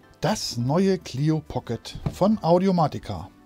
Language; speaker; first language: German; native; German